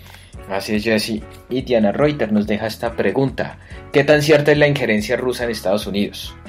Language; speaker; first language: Spanish; native; Spanish